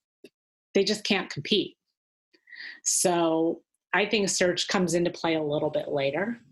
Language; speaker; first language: English; native; English